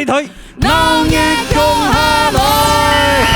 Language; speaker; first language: Chinese; native; Chinese